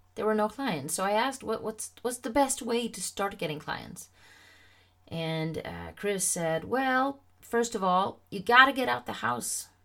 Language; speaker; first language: English; non-native, fluent; Swedish